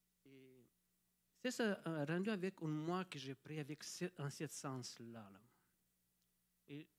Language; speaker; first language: French; non-native, fluent; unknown